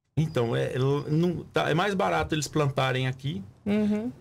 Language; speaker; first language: Portuguese; native; Portuguese